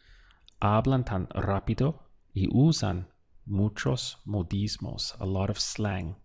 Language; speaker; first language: Spanish; non-native, fluent; English